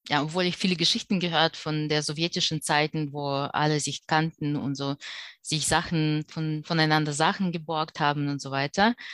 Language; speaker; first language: German; non-native, fluent; Russian